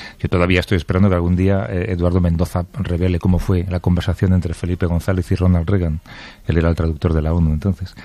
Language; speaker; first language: Spanish; native; Spanish